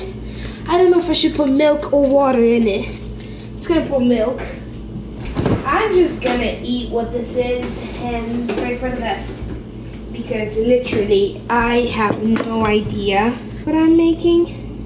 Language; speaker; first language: English; non-native, fluent; Kabuverdianu